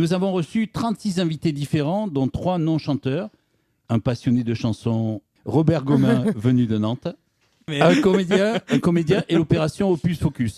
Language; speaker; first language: French; native; French